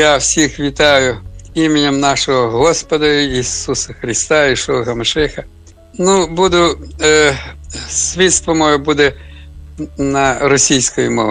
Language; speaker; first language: Ukrainian; non-native, local second language; Russian